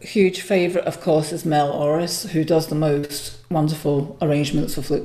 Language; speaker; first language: English; native; English